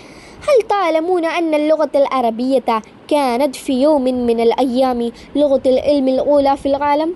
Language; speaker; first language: Arabic; non-native, learner; Malayalam